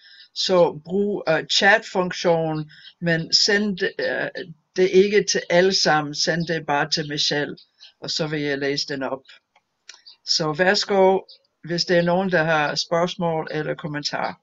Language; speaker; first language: Danish; non-native, fluent; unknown